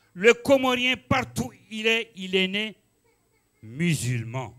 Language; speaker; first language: French; non-native, local second language; Ngazidja Comorian